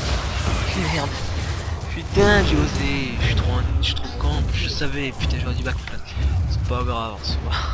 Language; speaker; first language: French; native; French